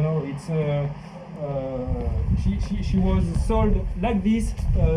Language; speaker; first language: English; non-native, learner; French